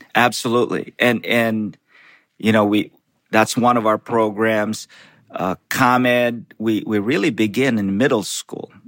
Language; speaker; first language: English; non-native, local second language; Filipino